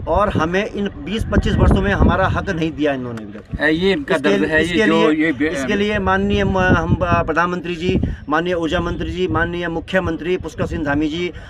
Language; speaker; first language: Hindi; native; Hindi